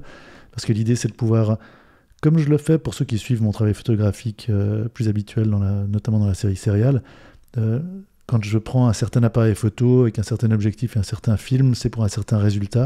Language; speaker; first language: French; native; French